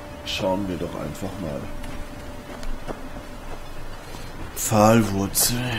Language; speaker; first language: German; native; German